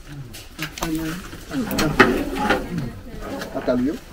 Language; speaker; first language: Japanese; non-native, fluent; Chinese